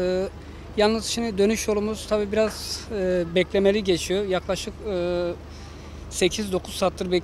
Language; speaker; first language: Turkish; early bilingual, heritage; Turkish